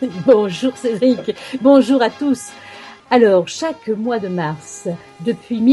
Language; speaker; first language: French; native; French